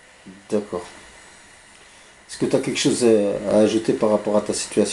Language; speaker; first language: French; native; French